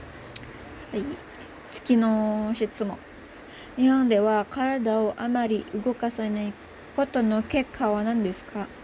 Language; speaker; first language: Japanese; non-native, learner; Indonesian